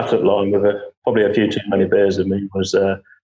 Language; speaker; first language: English; native; English